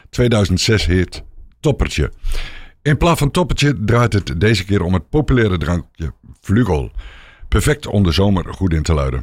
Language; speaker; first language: Dutch; native; Dutch